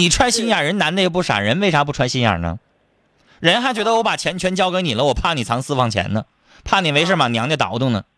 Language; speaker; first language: Chinese; native; Chinese